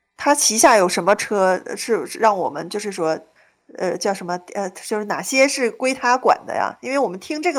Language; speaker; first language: Chinese; native; Chinese